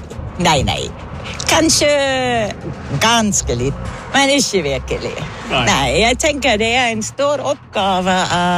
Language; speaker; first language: Norwegian; non-native, learner; German